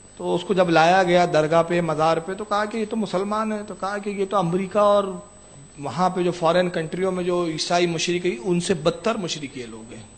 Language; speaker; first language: Urdu; native; Urdu